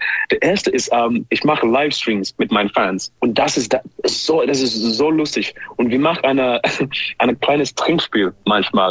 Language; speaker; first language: German; non-native, learner; English